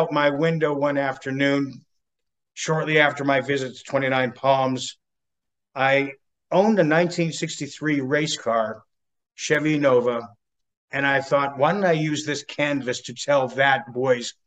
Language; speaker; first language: English; native; English